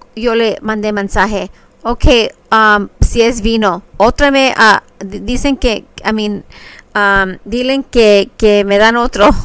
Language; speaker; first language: Spanish; early bilingual, other home language; English